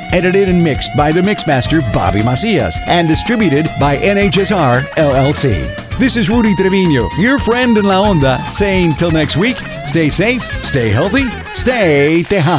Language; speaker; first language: English; early bilingual, other home language; Spanish